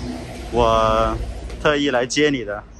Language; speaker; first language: Chinese; non-native, fluent; Vietnamese